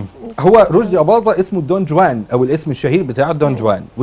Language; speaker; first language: Arabic; native; Arabic